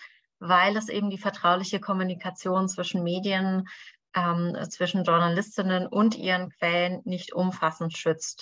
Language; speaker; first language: German; native; German